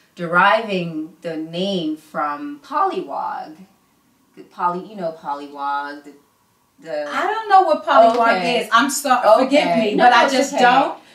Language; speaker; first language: English; early bilingual, other home language; Igbo